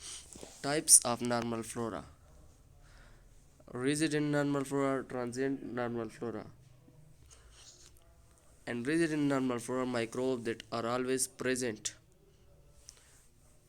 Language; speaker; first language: English; non-native, local second language; Urdu